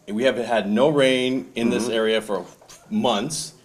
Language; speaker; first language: English; native; English